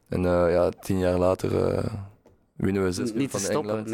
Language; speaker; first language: Dutch; non-native, local second language; French